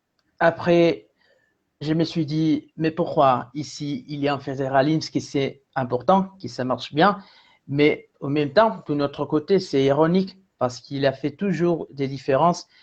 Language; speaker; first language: French; non-native, fluent; Spanish